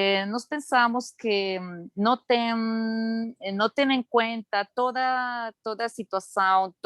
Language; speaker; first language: Portuguese; non-native, learner; Spanish